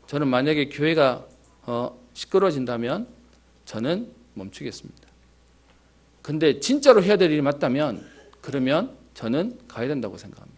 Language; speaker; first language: Korean; native; Korean